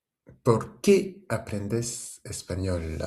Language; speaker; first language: Spanish; non-native, fluent; French